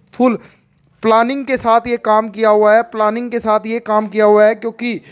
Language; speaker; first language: Hindi; native; Hindi